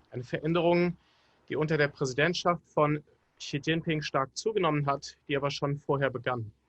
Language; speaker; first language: German; native; German